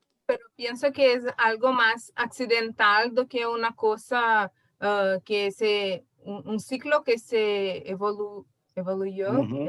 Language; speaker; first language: Spanish; non-native, learner; Portuguese